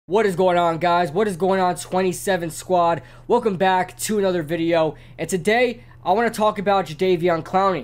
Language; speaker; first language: English; native; English